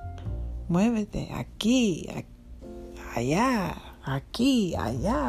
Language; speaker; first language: Spanish; non-native, learner; English